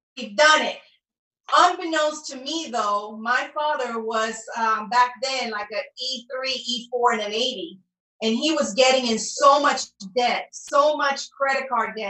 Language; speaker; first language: English; non-native, fluent; Spanish